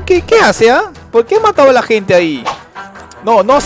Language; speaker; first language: Spanish; native; Spanish